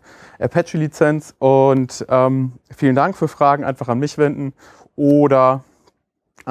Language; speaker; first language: German; native; German